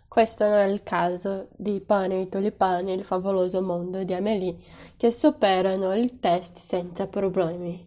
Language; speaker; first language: Italian; non-native, fluent; Portuguese